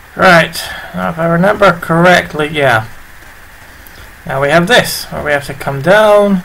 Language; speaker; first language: English; native; English